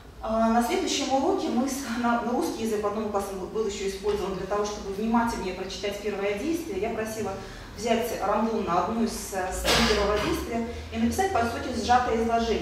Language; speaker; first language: Russian; native; Russian